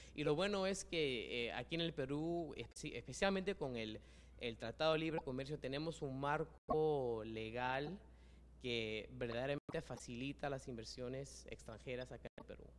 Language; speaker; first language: Spanish; early bilingual, heritage; Spanish